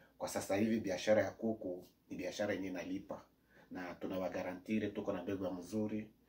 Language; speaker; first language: Swahili; native; Swahili